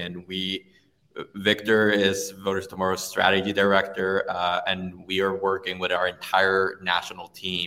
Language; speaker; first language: English; non-native, fluent; Spanish